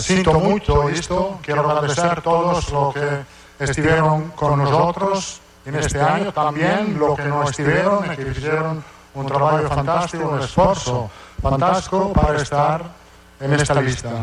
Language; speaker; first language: Spanish; non-native, fluent; Italian